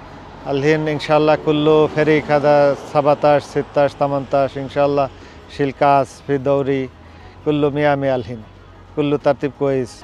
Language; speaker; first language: Arabic; non-native, learner; Urdu